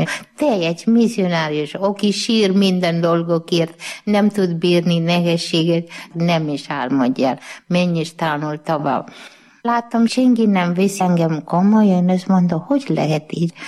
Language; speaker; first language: Hungarian; non-native, learner; Malayalam